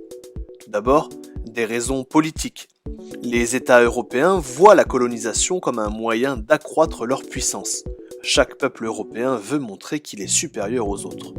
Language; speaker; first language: French; native; French